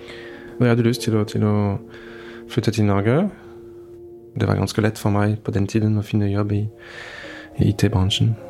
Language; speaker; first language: Norwegian; non-native, fluent; French